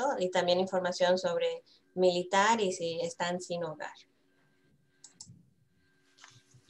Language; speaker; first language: Spanish; early bilingual, heritage; Spanish